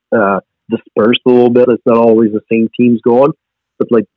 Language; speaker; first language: English; native; English